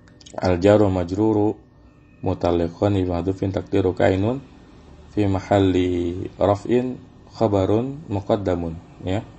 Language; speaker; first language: Arabic; non-native, fluent; Indonesian